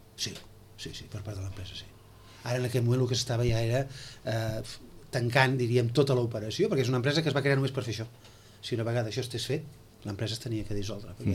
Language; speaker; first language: Catalan; native; Catalan